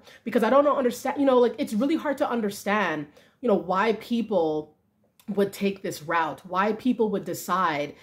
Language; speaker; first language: English; native; English